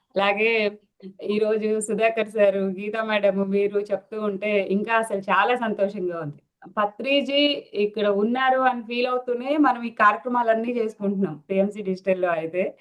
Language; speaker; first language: Telugu; native; Telugu